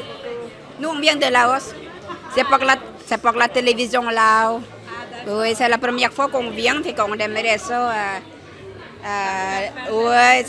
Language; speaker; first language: French; non-native, fluent; Lao